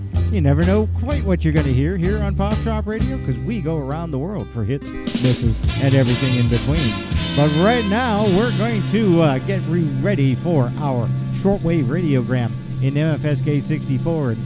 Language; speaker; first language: English; native; English